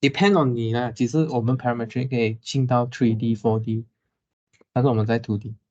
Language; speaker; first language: Chinese; native; Chinese